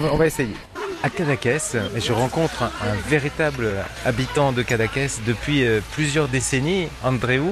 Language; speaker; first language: French; native; French